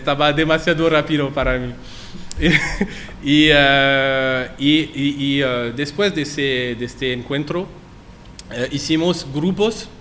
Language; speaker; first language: Spanish; non-native, learner; French